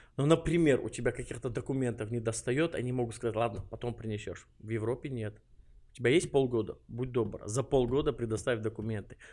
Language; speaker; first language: Russian; non-native, local second language; Chechen